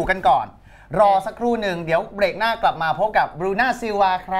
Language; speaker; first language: Thai; native; Thai